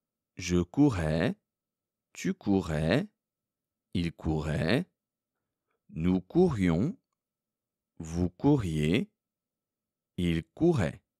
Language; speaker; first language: French; non-native, fluent; Korean